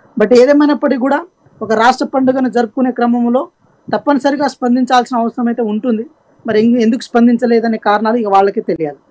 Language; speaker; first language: Telugu; native; Telugu